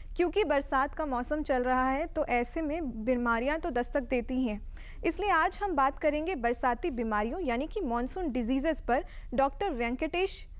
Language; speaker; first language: Hindi; native; Hindi